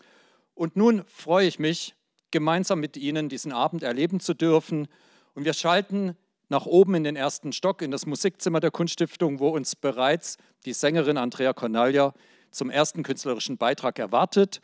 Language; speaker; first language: German; native; German